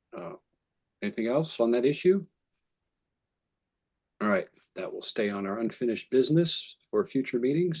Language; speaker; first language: English; native; English